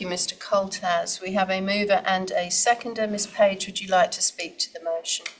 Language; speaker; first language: English; native; English